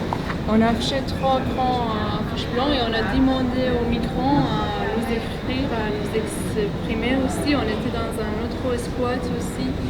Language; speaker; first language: French; non-native, fluent; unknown